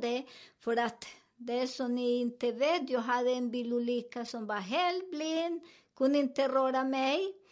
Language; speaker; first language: Swedish; non-native, fluent; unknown